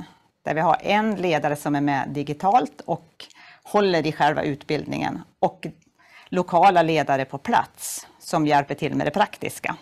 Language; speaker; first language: Swedish; native; Swedish